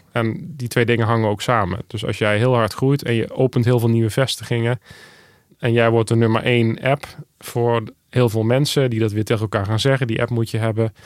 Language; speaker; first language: Dutch; native; Dutch